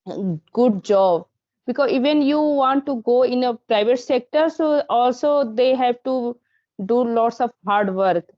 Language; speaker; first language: English; non-native, learner; Hindi